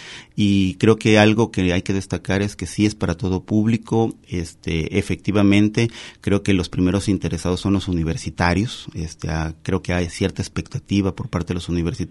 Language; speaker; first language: Spanish; native; Spanish